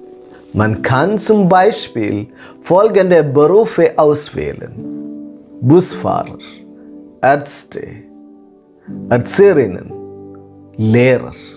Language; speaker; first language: German; non-native, fluent; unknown